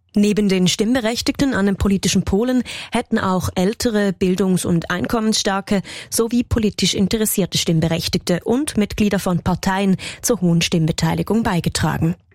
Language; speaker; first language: German; native; German